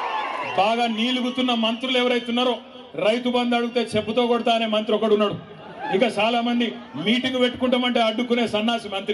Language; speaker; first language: Telugu; native; Telugu